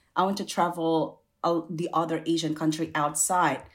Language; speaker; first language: English; non-native, fluent; Indonesian